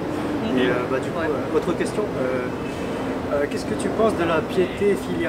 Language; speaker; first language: French; early bilingual, other home language; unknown